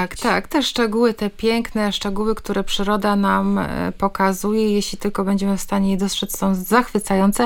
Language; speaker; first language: Polish; native; Polish